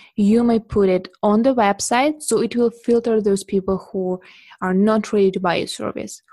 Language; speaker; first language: English; non-native, fluent; Russian